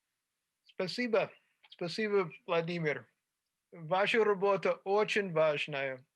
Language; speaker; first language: Russian; non-native, fluent; English